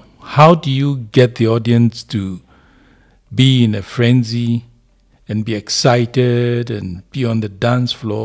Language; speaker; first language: English; non-native, local second language; Akan